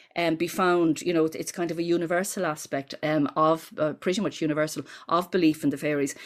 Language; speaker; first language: English; native; English